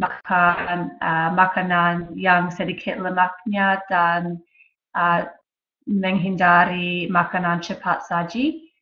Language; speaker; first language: Indonesian; non-native, learner; English